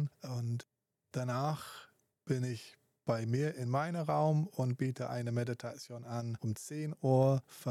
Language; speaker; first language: German; non-native, fluent; English